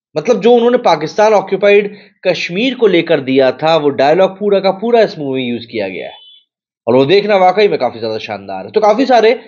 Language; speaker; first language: Hindi; native; Hindi